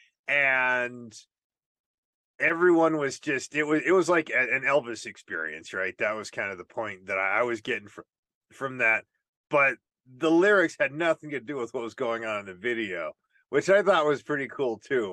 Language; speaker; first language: English; native; English